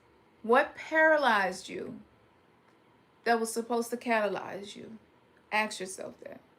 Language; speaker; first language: English; native; English